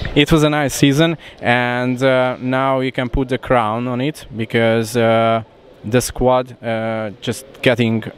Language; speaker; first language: English; non-native, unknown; Hungarian